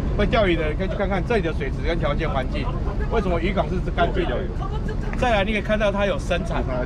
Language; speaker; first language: Chinese; native; Chinese